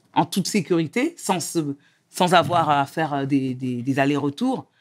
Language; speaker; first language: French; native; French